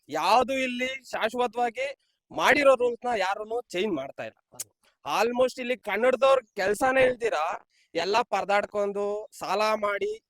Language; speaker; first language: Kannada; native; Kannada